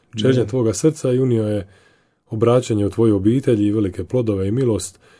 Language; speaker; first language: Croatian; native; Croatian